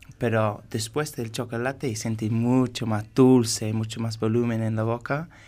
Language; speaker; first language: Spanish; non-native, fluent; English